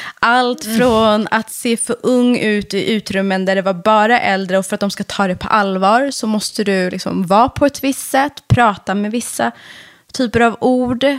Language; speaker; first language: Swedish; early bilingual, other home language; Persian